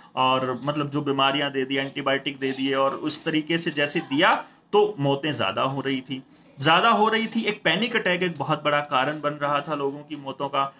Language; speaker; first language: Hindi; native; Hindi